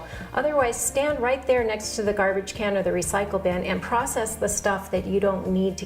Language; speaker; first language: English; native; English